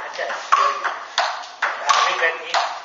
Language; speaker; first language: Dutch; non-native, learner; Chinese